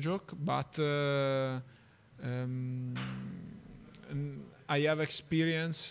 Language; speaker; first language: English; non-native, learner; Italian